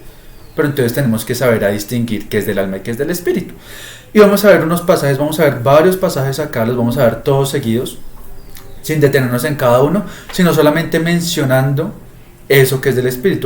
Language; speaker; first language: Spanish; native; Spanish